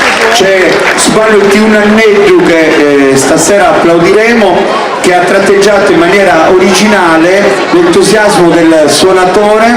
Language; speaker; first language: Italian; native; Italian